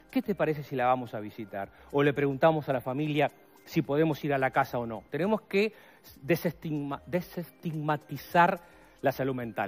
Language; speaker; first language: Spanish; native; Spanish